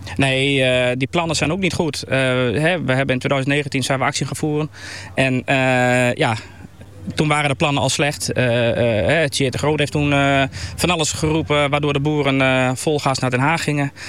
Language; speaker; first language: Dutch; native; Dutch